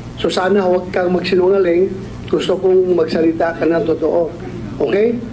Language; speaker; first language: Filipino; non-native, local second language; Cebuano